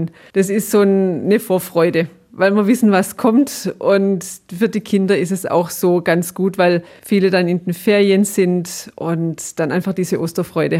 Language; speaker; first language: German; native; German